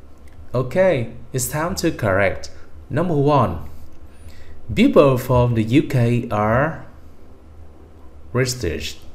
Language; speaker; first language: English; non-native, fluent; Vietnamese